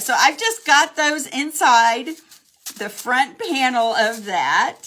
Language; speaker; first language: English; native; English